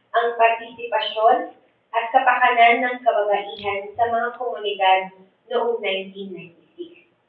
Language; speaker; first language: Filipino; native; Filipino